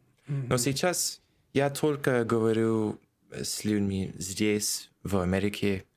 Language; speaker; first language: Russian; non-native, learner; English